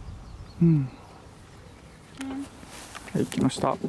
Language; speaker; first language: Japanese; native; Japanese